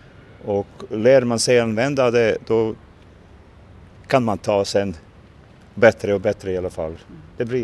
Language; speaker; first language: Swedish; non-native, fluent; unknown